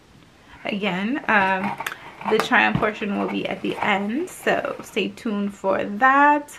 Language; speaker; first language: English; native; English